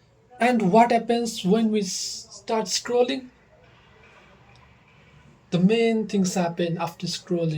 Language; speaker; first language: English; non-native, local second language; Nepali